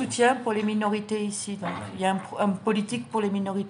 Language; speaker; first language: French; native; French